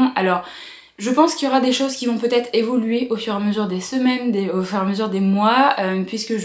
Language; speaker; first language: French; native; French